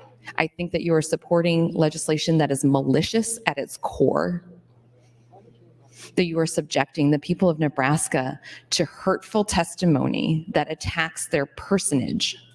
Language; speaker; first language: English; native; English